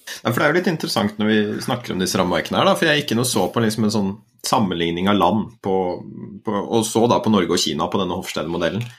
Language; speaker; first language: Norwegian; native; Norwegian